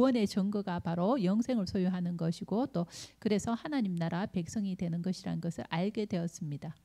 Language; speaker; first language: Korean; native; Korean